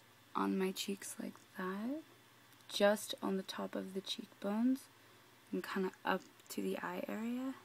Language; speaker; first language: English; native; English